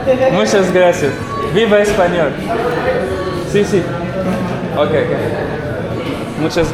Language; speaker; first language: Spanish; non-native, learner; Arabic